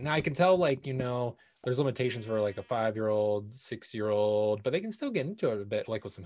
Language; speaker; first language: English; native; English